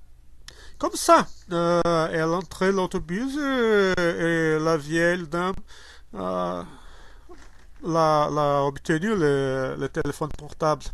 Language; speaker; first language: French; non-native, learner; Portuguese